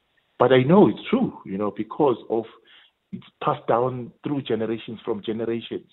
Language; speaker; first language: English; non-native, local second language; Swati